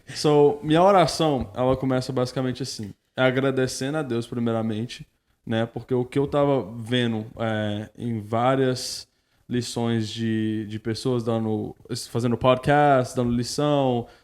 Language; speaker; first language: Portuguese; early bilingual, heritage; Portuguese